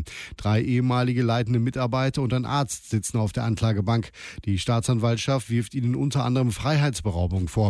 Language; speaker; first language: German; native; German